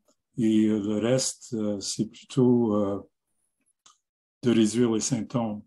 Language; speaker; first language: French; non-native, local second language; English